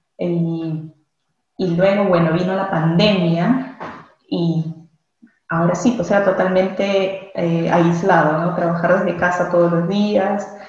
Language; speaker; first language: Spanish; native; Spanish